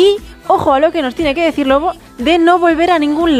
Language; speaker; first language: Spanish; native; Spanish